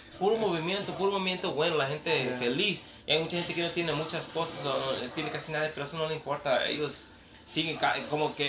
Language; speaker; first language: Spanish; early bilingual, heritage; Spanish